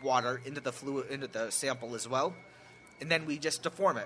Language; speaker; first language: English; native; English